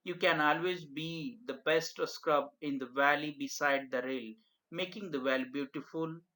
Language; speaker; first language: English; non-native, local second language; Marathi